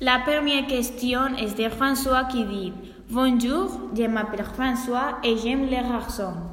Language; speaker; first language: French; non-native, learner; Spanish